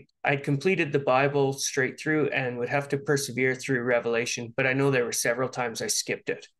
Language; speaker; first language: English; native; English